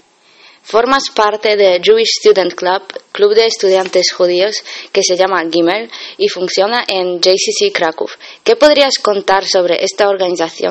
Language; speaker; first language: Spanish; non-native, fluent; Polish